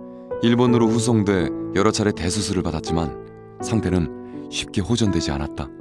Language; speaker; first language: Korean; native; Korean